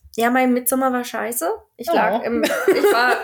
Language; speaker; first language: German; native; German